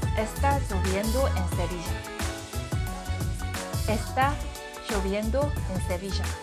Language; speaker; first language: Spanish; non-native, learner; Korean